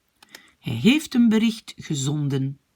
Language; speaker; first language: Dutch; non-native, fluent; French